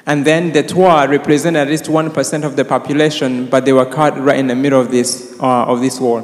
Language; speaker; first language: English; non-native, local second language; Kinyarwanda